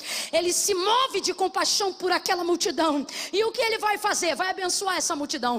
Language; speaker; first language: Portuguese; native; Portuguese